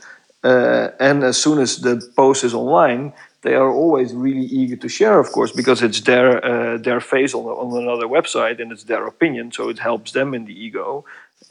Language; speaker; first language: English; non-native, fluent; Dutch